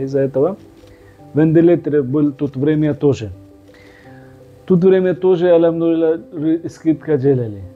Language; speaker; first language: Russian; non-native, learner; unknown